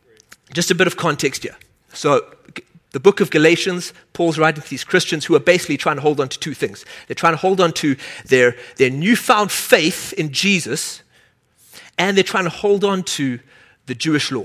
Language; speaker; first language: English; native; English